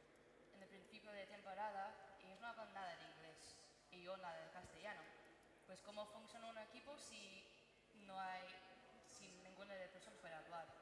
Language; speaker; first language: Spanish; non-native, learner; English